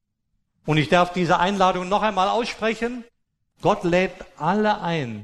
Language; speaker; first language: German; native; German